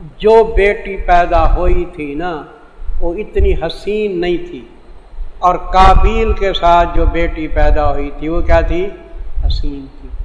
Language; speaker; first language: Urdu; native; Urdu